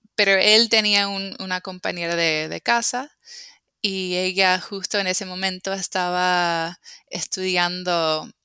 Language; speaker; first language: Spanish; non-native, fluent; English